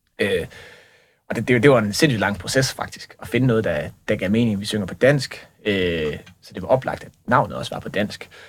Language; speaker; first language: Danish; native; Danish